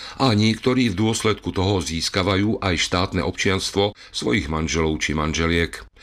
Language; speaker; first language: Slovak; native; Slovak